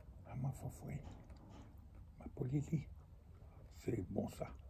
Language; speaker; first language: French; native; French